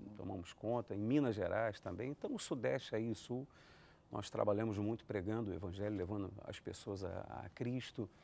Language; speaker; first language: Portuguese; native; Portuguese